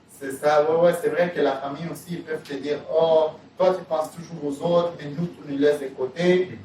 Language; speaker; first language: French; native; French